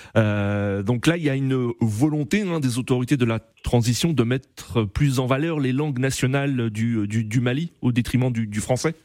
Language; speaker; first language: French; native; French